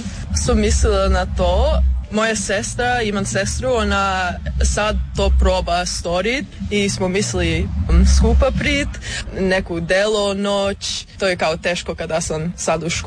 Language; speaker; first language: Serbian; early bilingual, heritage; English